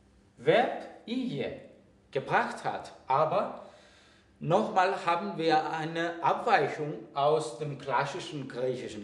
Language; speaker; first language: German; non-native, fluent; Greek